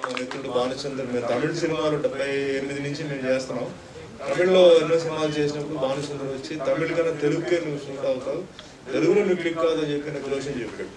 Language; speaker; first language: Telugu; non-native, fluent; Tulu